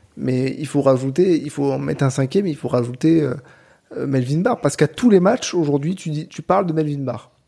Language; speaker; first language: French; native; French